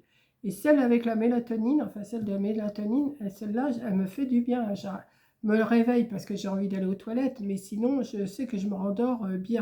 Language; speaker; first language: French; native; French